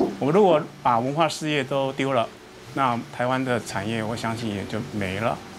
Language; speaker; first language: Chinese; non-native, local second language; Hakka Chinese